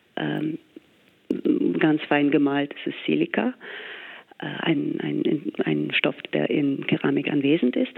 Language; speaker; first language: German; non-native, fluent; English